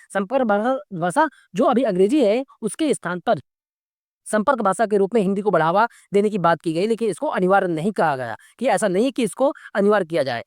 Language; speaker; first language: Hindi; native; Hindi